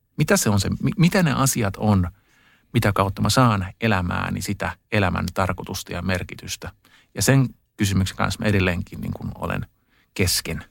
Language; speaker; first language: Finnish; early bilingual, heritage; Finnish